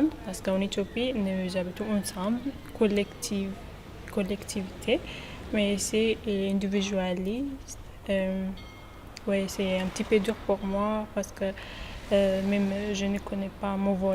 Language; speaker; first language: French; non-native, learner; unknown